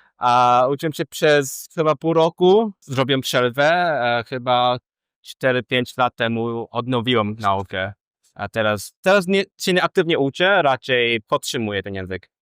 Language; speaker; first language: Polish; non-native, fluent; Cantonese